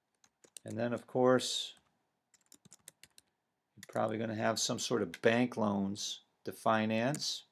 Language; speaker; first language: English; native; English